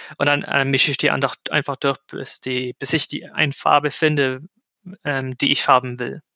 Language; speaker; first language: German; non-native, fluent; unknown